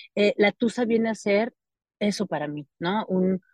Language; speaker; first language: Spanish; native; Spanish